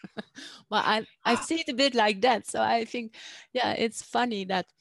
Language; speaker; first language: English; non-native, fluent; Dutch